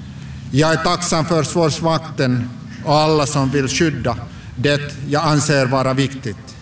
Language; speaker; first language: Swedish; non-native, local second language; Finnish